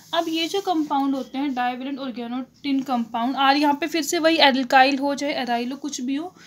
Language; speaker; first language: Hindi; native; Hindi